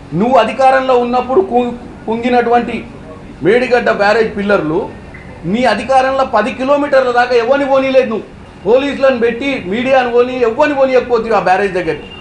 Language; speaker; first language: Telugu; native; Telugu